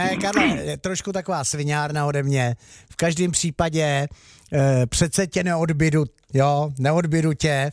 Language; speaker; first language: Czech; native; Czech